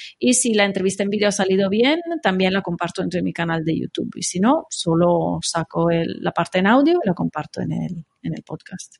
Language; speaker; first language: Spanish; non-native, fluent; Italian